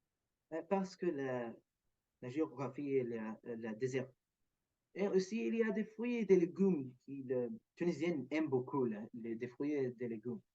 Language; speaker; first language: French; non-native, learner; Arabic